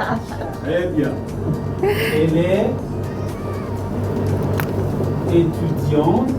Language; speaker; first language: French; non-native, fluent; Tswana